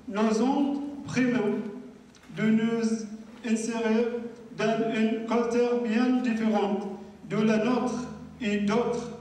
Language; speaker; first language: French; non-native, learner; Arabic